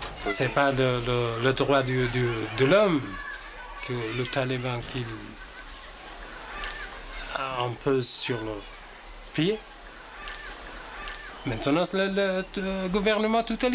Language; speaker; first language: French; non-native, learner; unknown